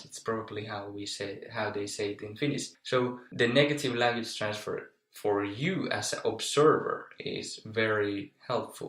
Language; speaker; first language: English; non-native, fluent; Finnish